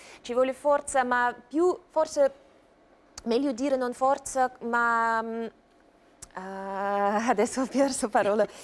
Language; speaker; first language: Italian; non-native, learner; Russian